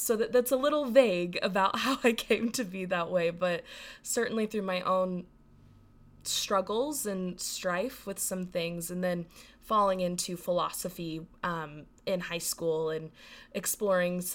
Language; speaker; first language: English; native; English